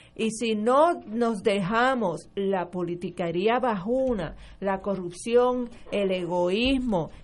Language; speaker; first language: Spanish; early bilingual, other home language; English